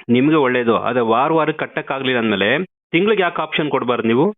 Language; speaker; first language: Kannada; native; Kannada